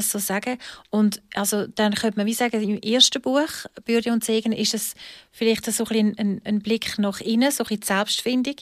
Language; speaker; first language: German; native; German